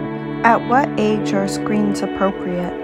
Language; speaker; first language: English; native; English